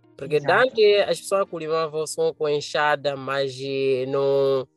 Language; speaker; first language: Portuguese; non-native, local second language; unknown